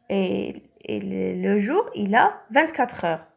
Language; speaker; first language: French; non-native, local second language; Arabic